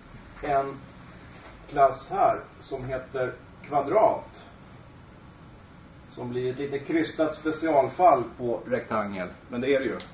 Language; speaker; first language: Swedish; native; Swedish